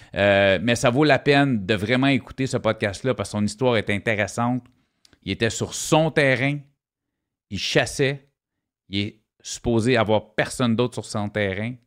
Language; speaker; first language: French; native; French